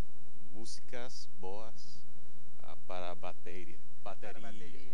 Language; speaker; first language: Portuguese; non-native, learner; English